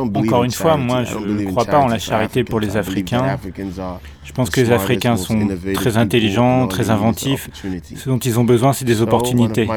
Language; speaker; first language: French; non-native, fluent; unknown